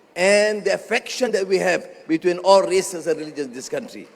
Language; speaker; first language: English; non-native, local second language; Malay